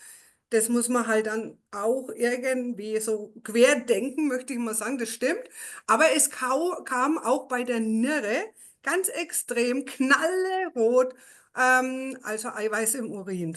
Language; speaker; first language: German; native; German